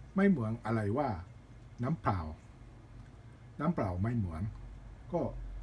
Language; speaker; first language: Thai; non-native, learner; Japanese